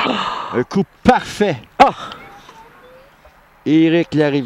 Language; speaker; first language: French; native; French